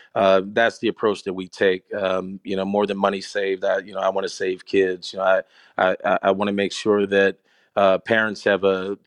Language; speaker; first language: English; native; English